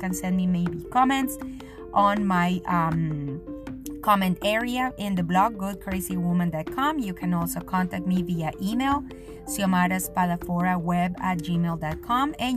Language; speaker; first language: English; non-native, fluent; Spanish